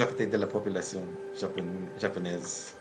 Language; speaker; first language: French; non-native, learner; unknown